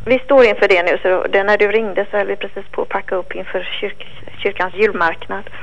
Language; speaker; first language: Swedish; native; Swedish